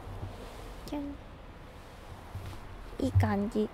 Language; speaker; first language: Japanese; non-native, fluent; Chinese